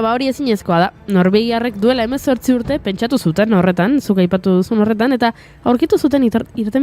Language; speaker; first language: Basque; native; Basque